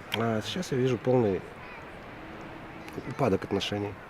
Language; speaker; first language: Russian; native; Russian